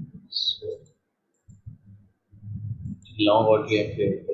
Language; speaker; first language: English; non-native, fluent; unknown